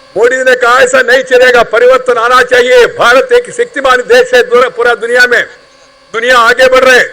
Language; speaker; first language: Hindi; non-native, local second language; Telugu